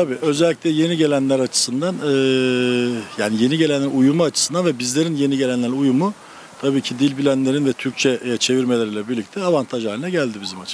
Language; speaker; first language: Turkish; native; Turkish